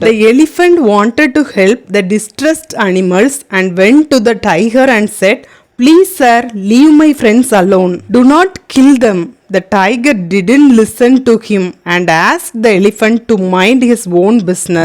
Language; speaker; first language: English; non-native, local second language; Tamil